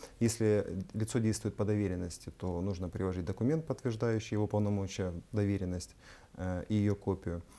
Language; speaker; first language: Russian; native; Russian